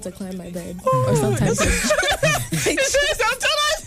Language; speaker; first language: English; non-native, local second language; Akan